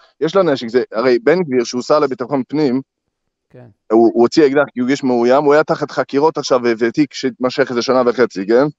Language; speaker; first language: Hebrew; non-native, fluent; English